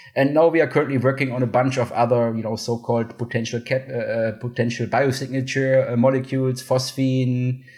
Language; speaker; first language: English; non-native, fluent; German